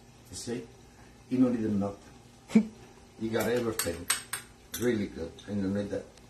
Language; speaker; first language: English; non-native, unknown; Italian